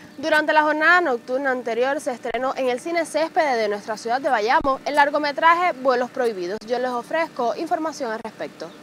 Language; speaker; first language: Spanish; native; Spanish